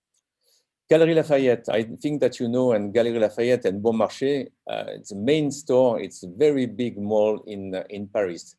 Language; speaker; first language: English; non-native, learner; French